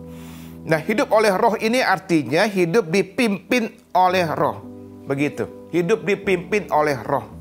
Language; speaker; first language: Indonesian; native; Indonesian